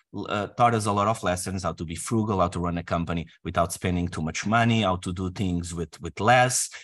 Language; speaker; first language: English; non-native, fluent; Portuguese